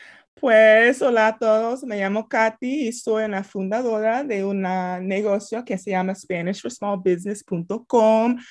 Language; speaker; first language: Spanish; non-native, fluent; English